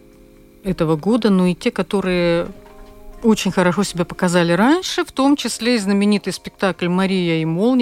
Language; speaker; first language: Russian; native; Russian